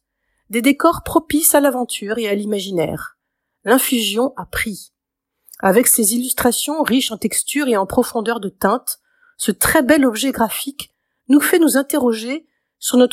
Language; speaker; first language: French; native; French